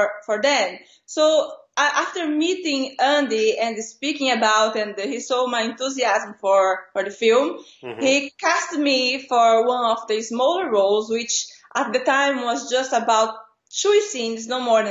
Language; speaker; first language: English; non-native, fluent; Portuguese